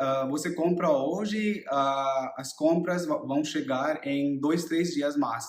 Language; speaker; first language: Portuguese; non-native, learner; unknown